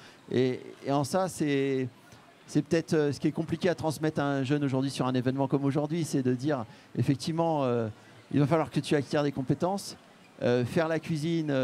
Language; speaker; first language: French; native; French